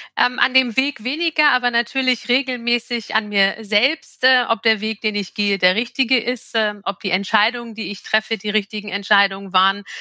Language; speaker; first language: German; early bilingual, other home language; Turkish